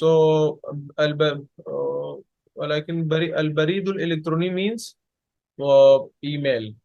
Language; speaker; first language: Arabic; non-native, fluent; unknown